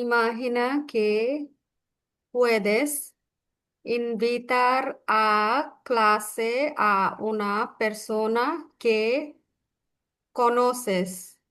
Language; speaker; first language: Spanish; non-native, learner; Bangla